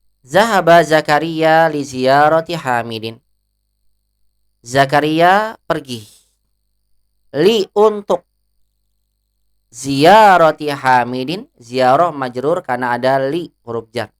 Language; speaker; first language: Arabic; non-native, fluent; Indonesian